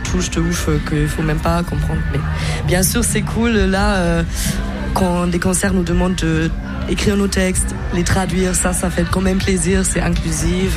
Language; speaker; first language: French; non-native, fluent; German